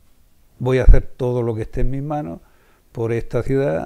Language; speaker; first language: Spanish; native; Spanish